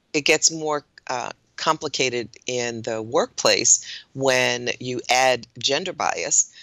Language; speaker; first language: English; native; English